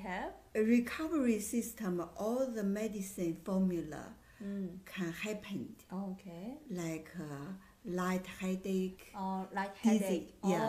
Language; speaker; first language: English; non-native, learner; Chinese